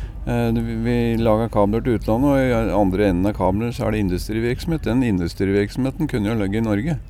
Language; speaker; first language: Norwegian; native; Norwegian